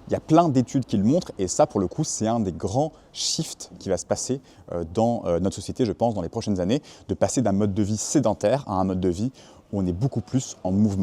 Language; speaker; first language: French; native; French